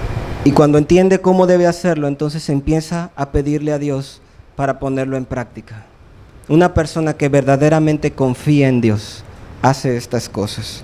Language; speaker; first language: Spanish; native; Spanish